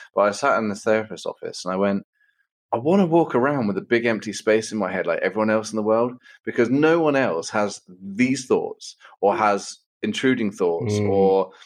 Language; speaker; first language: English; native; English